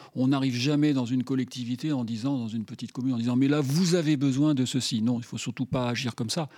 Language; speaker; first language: French; native; French